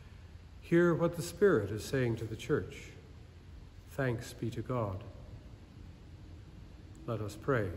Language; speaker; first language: English; native; English